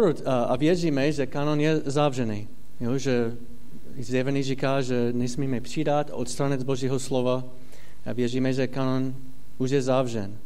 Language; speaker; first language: Czech; non-native, fluent; English